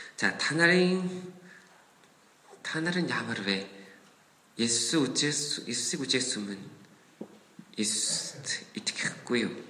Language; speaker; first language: Mongolian; non-native, fluent; Korean